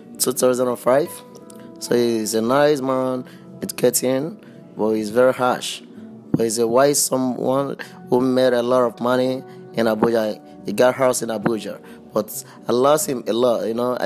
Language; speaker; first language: English; non-native, local second language; Igbo